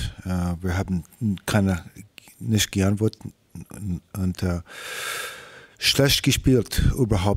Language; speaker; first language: German; non-native, learner; English